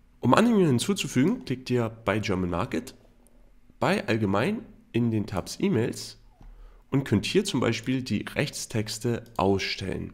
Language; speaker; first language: German; native; German